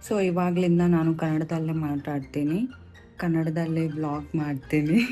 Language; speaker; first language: Kannada; non-native, learner; Telugu